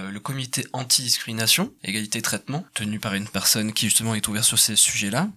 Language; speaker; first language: French; native; French